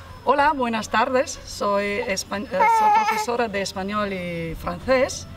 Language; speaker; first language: Spanish; non-native, fluent; Slovenian